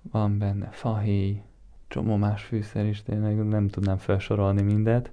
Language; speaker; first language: Hungarian; early bilingual, heritage; Hungarian